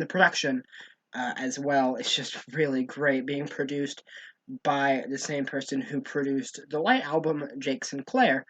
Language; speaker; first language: English; native; English